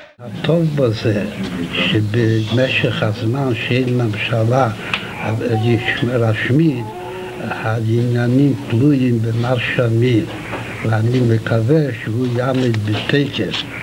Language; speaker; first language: Hebrew; non-native, fluent; Yiddish